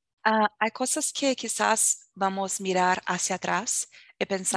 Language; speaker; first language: Spanish; non-native, fluent; Portuguese